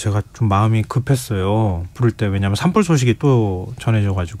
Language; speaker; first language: Korean; native; Korean